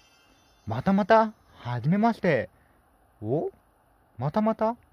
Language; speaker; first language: Japanese; native; Japanese